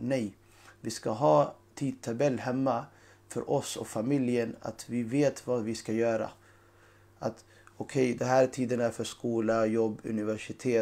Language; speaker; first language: Swedish; non-native, fluent; Urdu